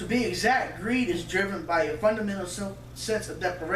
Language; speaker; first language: English; native; English